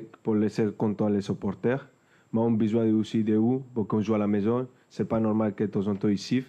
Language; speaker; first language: French; non-native, fluent; Spanish